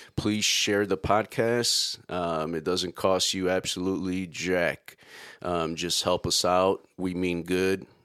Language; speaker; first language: English; native; English